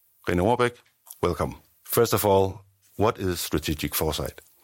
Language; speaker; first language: English; non-native, fluent; Danish